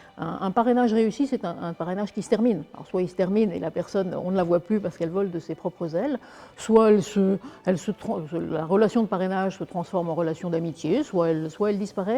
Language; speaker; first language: French; native; French